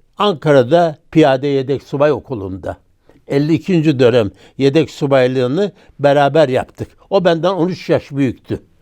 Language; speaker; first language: Turkish; native; Turkish